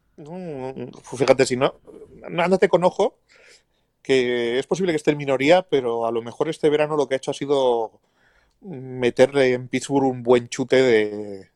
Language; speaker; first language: Spanish; native; Spanish